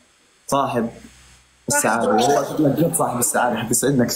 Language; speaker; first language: Arabic; native; Arabic